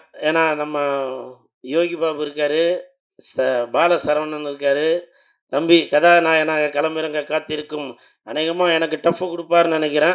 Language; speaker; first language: Tamil; native; Tamil